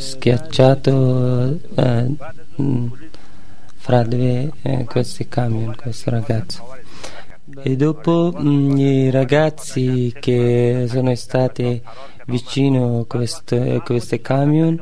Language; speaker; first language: Italian; non-native, learner; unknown